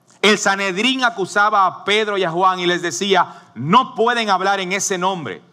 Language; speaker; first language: Spanish; native; Spanish